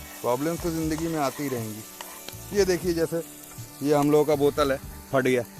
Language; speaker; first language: Hindi; non-native, local second language; Bangla